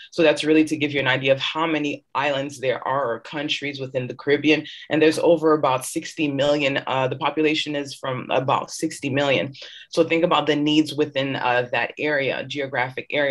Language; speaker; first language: English; early bilingual, other home language; French